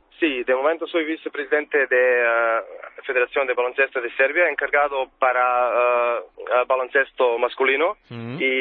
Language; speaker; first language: Spanish; non-native, fluent; Serbian